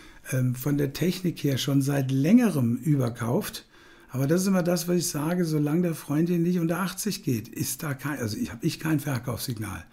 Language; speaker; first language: German; native; German